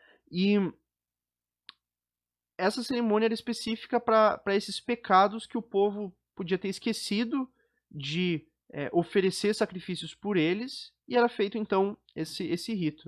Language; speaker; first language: Portuguese; native; Portuguese